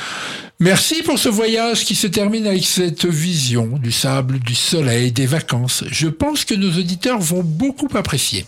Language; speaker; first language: French; native; French